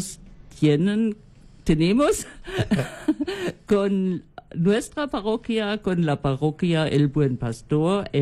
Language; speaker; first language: Spanish; non-native, learner; German